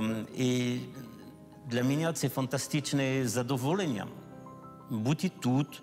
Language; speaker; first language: Ukrainian; non-native, learner; French